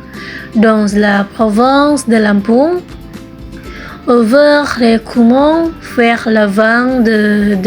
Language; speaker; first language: French; non-native, learner; Indonesian